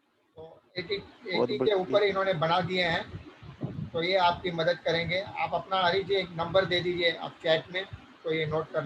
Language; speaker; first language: Hindi; native; Hindi